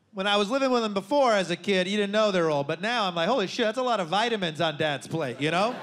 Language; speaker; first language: English; native; English